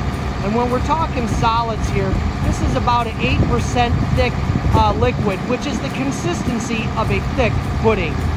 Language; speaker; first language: English; native; English